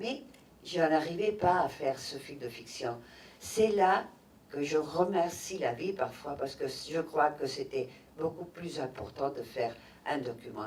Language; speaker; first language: French; non-native, fluent; Catalan